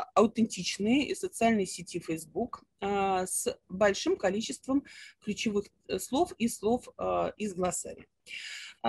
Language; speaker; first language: Russian; native; Russian